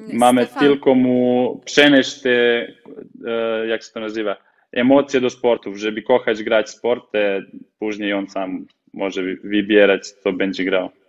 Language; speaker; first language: Polish; non-native, fluent; Serbian